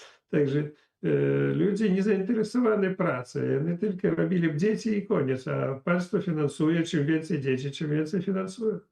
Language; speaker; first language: Polish; non-native, learner; Belarusian